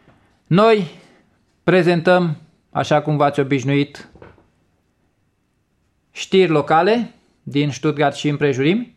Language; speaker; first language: Romanian; native; Romanian